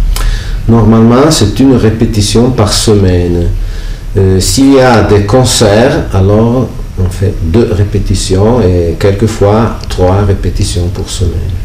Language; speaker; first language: French; non-native, local second language; Italian